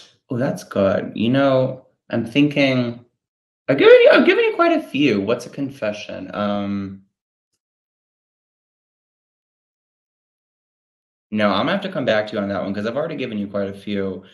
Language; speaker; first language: English; native; English